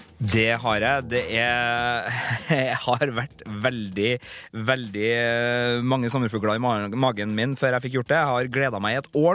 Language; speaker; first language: Norwegian; native; Norwegian